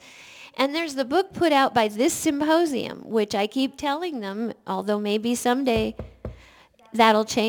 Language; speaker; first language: English; native; English